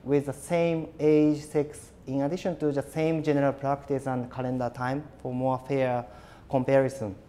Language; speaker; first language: English; non-native, fluent; Japanese